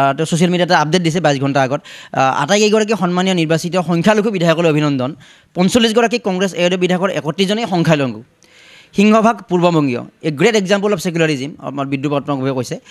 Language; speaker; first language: Assamese; native; Assamese